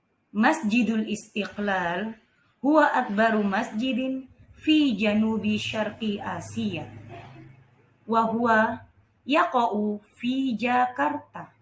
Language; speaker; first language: Arabic; non-native, fluent; Indonesian